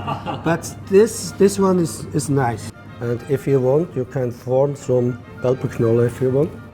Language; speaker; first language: English; non-native, learner; German